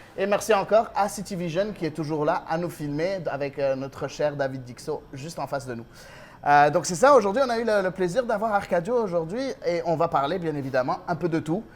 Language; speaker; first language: French; native; French